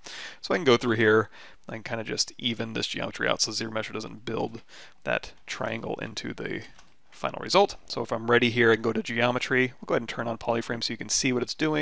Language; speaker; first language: English; native; English